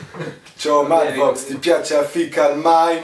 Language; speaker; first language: Italian; non-native, learner; French